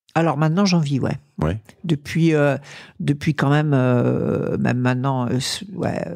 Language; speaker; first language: French; native; French